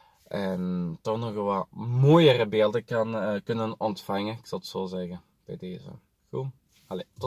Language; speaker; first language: Dutch; native; Dutch